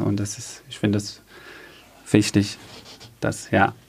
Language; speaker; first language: German; non-native, fluent; Arabic